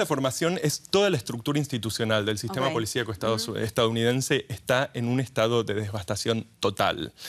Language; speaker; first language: Spanish; native; Spanish